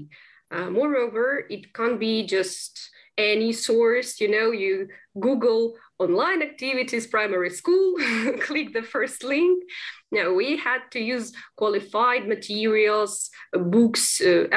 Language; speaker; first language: English; non-native, fluent; Ukrainian